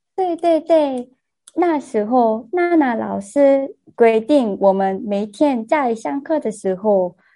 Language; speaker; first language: Chinese; non-native, fluent; Korean